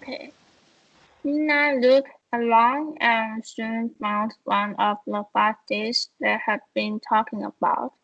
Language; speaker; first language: English; non-native, learner; Chinese